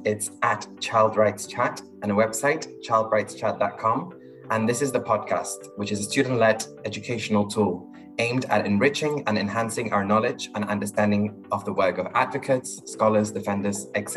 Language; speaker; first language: English; non-native, fluent; Spanish